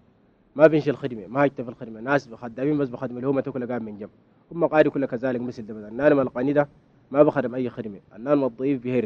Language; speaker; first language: Arabic; native; Arabic